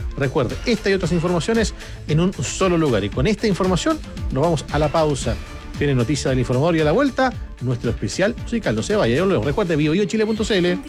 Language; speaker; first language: Spanish; native; Spanish